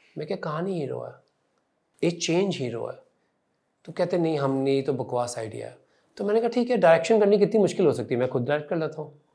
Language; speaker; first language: Hindi; non-native, local second language; Punjabi